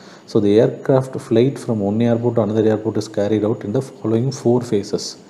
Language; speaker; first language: English; non-native, local second language; Tamil